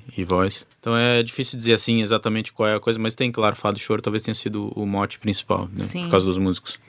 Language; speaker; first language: Portuguese; native; Portuguese